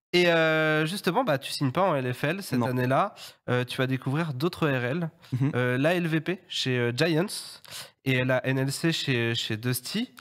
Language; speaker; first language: French; native; French